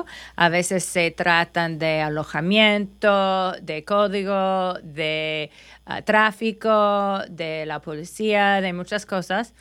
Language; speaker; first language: Spanish; non-native, fluent; English